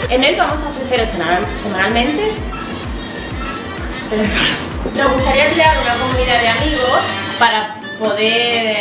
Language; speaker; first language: Spanish; native; Spanish